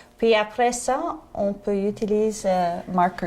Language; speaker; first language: French; non-native, learner; English